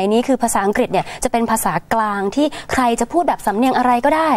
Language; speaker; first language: Thai; native; Thai